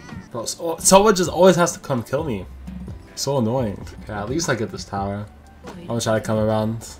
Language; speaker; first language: English; native; English